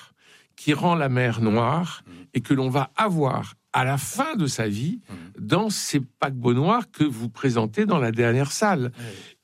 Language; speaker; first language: French; native; French